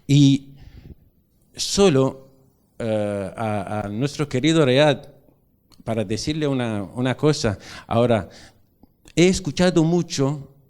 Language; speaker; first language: Spanish; non-native, learner; Arabic